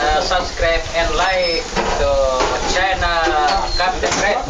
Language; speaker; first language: English; non-native, learner; Indonesian